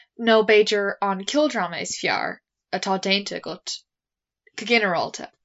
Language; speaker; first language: Irish; non-native, local second language; English